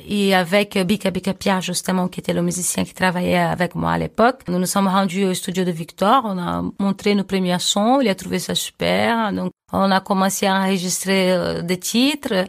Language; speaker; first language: French; non-native, fluent; Portuguese